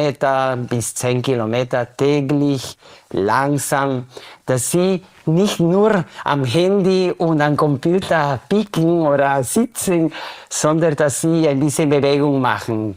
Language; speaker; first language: German; non-native, fluent; Spanish